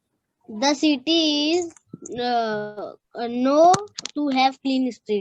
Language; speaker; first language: English; non-native, learner; Hindi